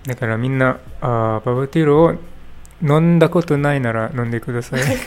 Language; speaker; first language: Japanese; non-native, learner; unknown